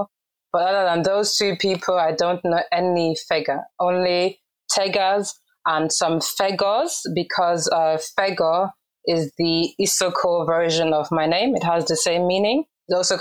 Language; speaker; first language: English; non-native, fluent; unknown